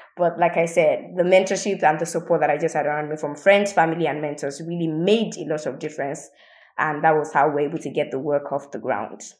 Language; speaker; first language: English; non-native, local second language; Yoruba